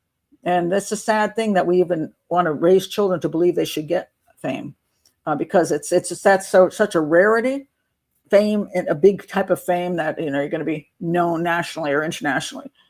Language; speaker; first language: English; native; English